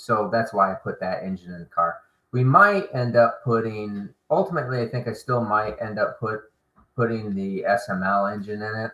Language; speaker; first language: English; native; English